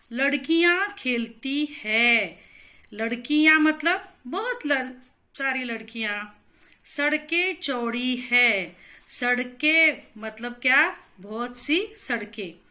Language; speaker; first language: Hindi; non-native, local second language; Marathi